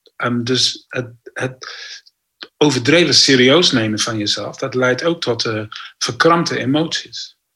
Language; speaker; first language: Dutch; non-native, fluent; English